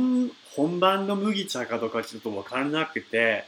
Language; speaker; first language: Japanese; non-native, fluent; English